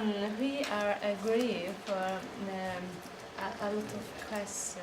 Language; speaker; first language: English; non-native, learner; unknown